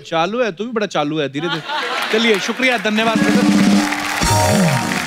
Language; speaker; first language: Hindi; native; Hindi